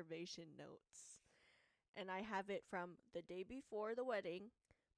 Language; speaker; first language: English; native; English